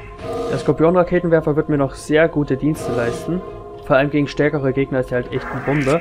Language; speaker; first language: German; native; German